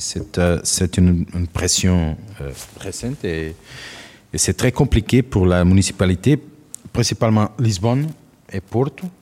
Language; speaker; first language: French; non-native, learner; Portuguese